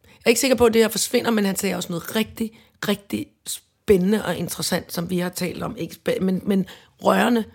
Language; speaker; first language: Danish; native; Danish